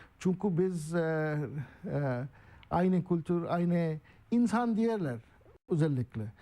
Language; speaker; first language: Turkish; non-native, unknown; Urdu